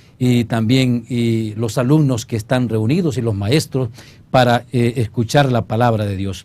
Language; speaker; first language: Spanish; native; Spanish